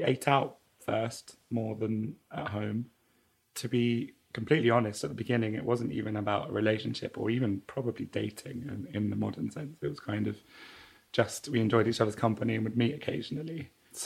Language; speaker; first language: English; native; English